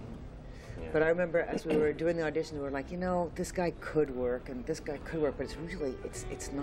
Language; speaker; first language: English; native; English